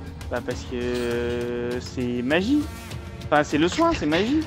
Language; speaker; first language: French; native; French